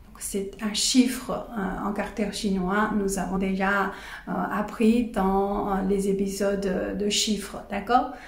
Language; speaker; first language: French; non-native, fluent; Chinese